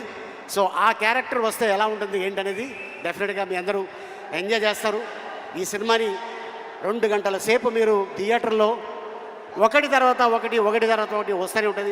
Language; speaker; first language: Telugu; native; Telugu